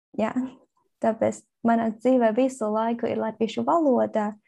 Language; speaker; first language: Latvian; non-native, learner; Chinese